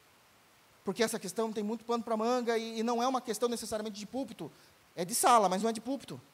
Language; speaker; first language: Portuguese; native; Portuguese